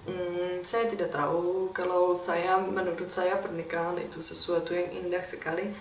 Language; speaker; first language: Indonesian; non-native, fluent; Czech